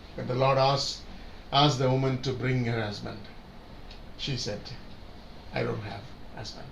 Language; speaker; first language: English; non-native, local second language; Tamil